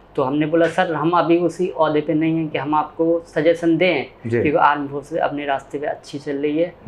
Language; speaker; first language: Hindi; native; Hindi